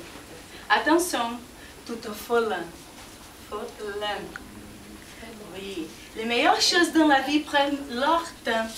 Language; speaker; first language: French; non-native, learner; Portuguese